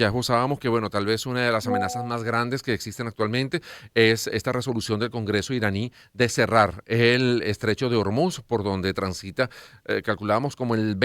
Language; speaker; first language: Spanish; native; Spanish